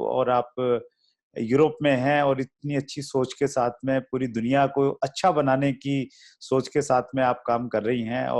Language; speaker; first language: Hindi; native; Hindi